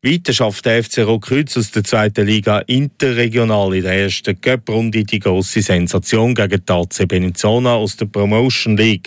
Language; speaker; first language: German; native; German